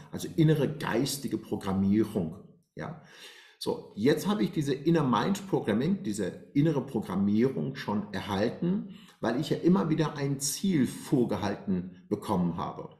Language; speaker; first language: German; non-native, fluent; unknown